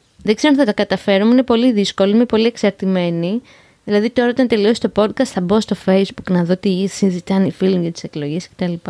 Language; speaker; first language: Greek; native; Greek